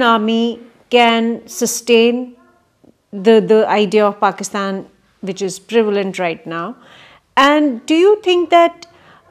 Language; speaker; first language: English; non-native, local second language; Kashmiri